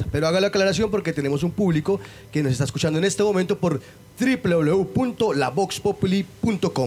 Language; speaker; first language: Spanish; native; Spanish